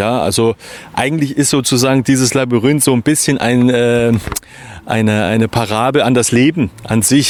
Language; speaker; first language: German; native; German